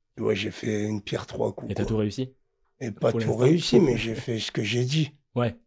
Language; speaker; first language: French; native; French